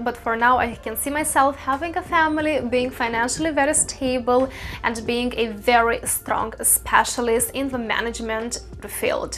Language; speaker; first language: English; non-native, fluent; Russian